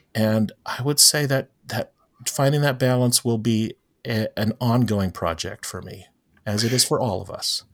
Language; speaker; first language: English; native; English